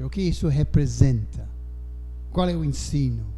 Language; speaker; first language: Portuguese; non-native, fluent; English